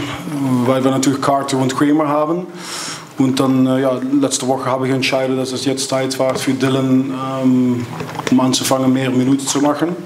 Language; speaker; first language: German; non-native, fluent; Dutch